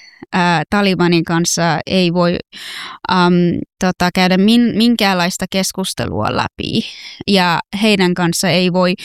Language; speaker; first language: Finnish; non-native, fluent; Persian